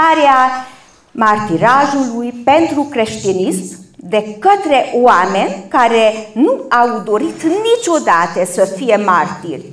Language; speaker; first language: Romanian; non-native, local second language; Hungarian